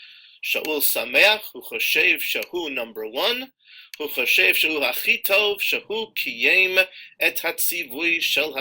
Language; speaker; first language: Hebrew; non-native, fluent; English